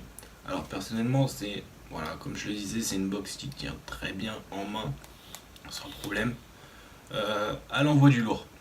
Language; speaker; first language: French; native; French